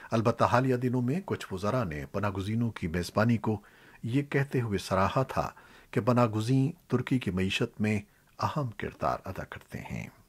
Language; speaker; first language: Urdu; native; Urdu